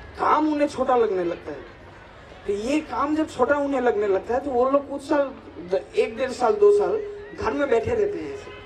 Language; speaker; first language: Hindi; non-native, local second language; Bangla